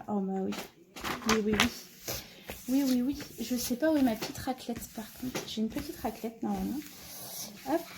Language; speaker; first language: French; native; French